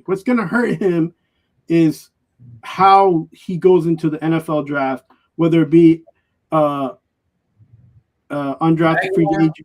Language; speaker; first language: English; native; English